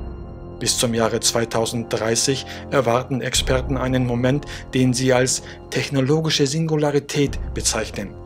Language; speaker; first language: German; native; German